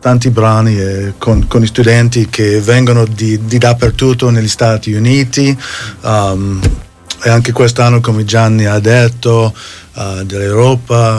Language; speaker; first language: Italian; non-native, fluent; English